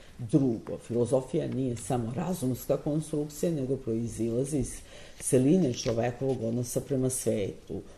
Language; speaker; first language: Serbian; native; Serbian